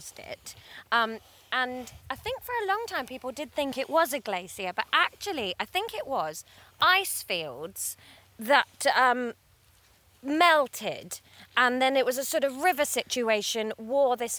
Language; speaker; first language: English; native; English